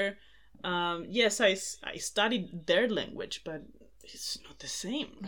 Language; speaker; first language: English; non-native, fluent; Spanish